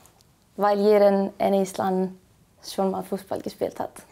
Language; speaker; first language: German; non-native, fluent; Icelandic